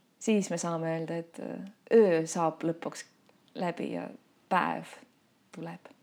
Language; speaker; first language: Estonian; non-native, local second language; Russian